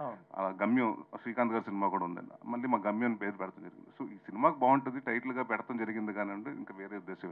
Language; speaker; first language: Telugu; native; Telugu